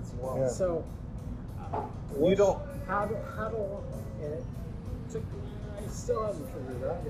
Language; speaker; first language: English; native; English